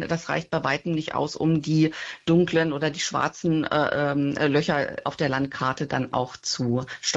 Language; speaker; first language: German; native; German